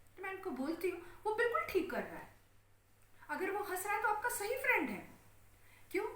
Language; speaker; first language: Hindi; native; Hindi